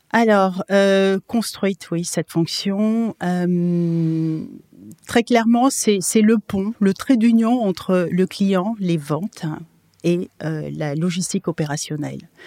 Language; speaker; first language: French; non-native, local second language; Wolof